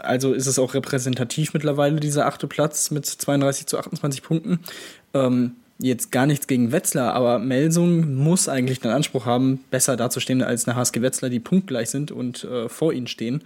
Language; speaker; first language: German; native; German